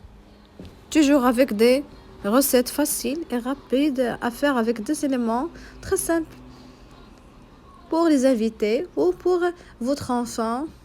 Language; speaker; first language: French; non-native, local second language; Arabic